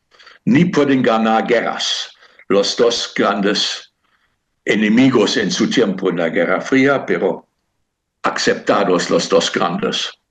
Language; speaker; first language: Spanish; non-native, fluent; German